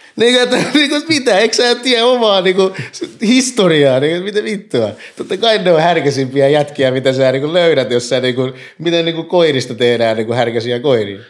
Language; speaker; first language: Finnish; early bilingual, other home language; English